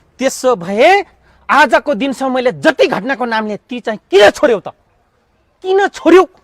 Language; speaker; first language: Nepali; non-native, local second language; Dangaura Tharu